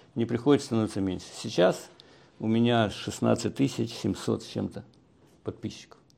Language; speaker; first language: Russian; native; Russian